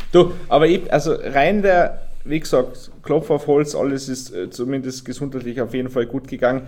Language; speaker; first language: German; native; German